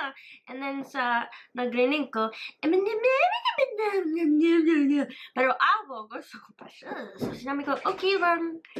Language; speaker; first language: Filipino; early bilingual, heritage; English